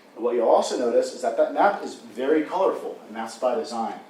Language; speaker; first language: English; native; English